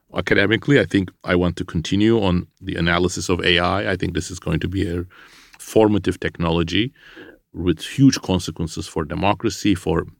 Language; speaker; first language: English; non-native, fluent; Armenian